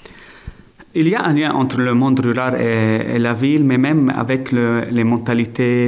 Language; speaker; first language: French; non-native, local second language; Arabic